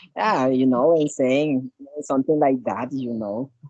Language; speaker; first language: English; non-native, learner; Spanish